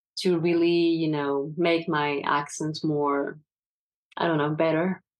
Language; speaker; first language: English; non-native, fluent; French